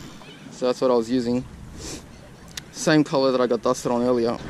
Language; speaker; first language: English; native; English